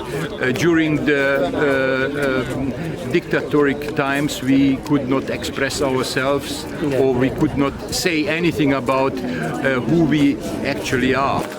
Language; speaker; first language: English; non-native, fluent; Hungarian